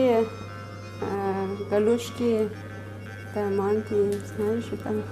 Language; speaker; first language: Russian; non-native, learner; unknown